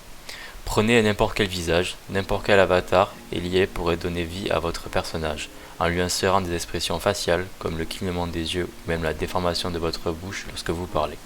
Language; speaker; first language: French; native; French